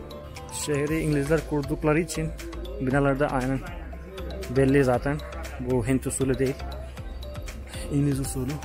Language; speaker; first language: Turkish; non-native, fluent; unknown